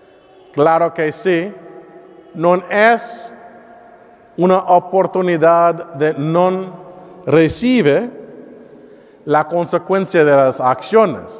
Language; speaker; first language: Spanish; non-native, learner; English